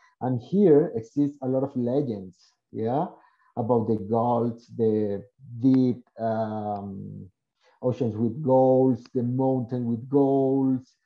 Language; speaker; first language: English; non-native, learner; Spanish